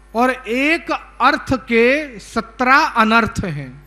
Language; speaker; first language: Hindi; non-native, local second language; Gujarati